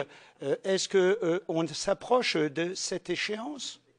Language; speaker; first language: French; native; French